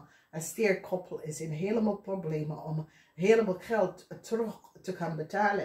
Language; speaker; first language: Dutch; non-native, learner; English